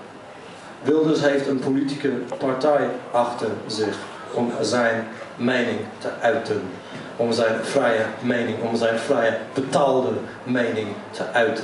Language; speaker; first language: Dutch; non-native, fluent; English